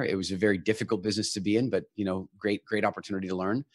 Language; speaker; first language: English; native; English